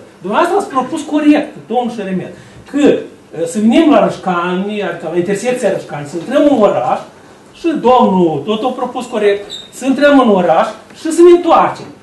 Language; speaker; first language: Romanian; native; Romanian